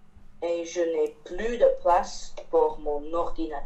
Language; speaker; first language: French; non-native, learner; Chinese